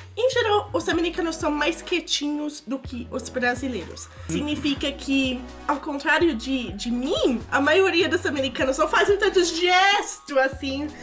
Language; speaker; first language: Portuguese; non-native, fluent; English